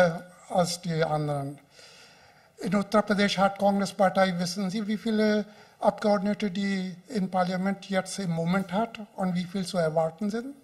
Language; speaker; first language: German; non-native, fluent; Hindi